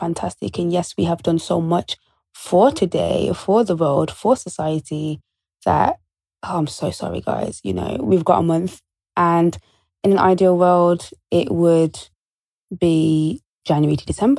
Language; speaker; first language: English; native; English